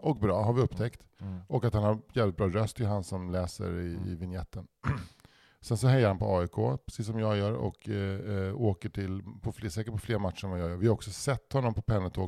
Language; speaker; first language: Swedish; native; Swedish